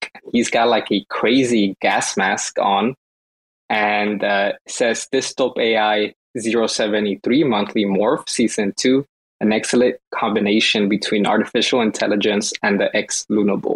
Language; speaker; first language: English; native; English